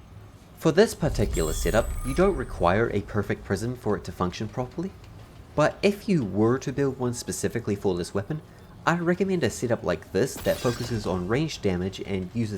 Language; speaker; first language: English; native; English